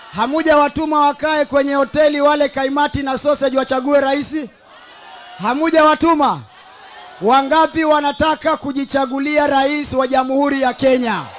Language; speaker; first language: Swahili; native; Swahili